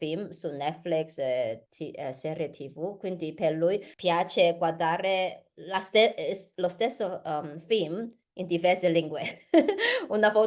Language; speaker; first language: Italian; non-native, learner; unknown